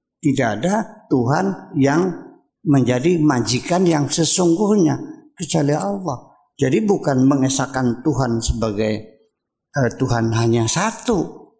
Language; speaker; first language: Indonesian; native; Indonesian